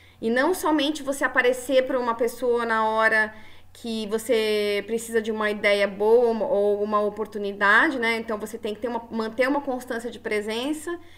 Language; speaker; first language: Portuguese; native; Portuguese